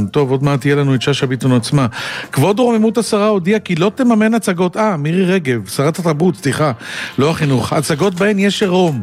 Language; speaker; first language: Hebrew; native; Hebrew